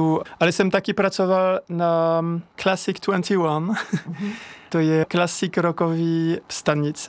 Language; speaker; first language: Czech; non-native, learner; French